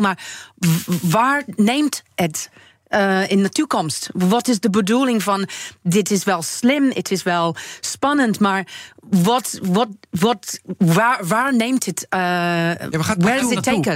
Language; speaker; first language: Dutch; non-native, learner; English